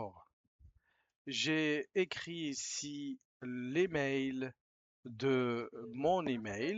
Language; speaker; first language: French; non-native, fluent; Spanish